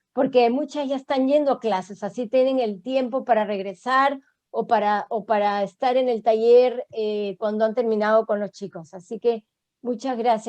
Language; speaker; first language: Spanish; native; Spanish